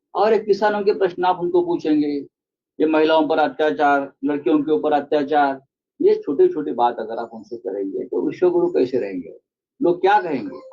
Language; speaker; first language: Hindi; non-native, local second language; Marathi